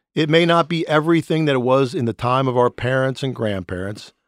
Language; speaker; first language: English; native; English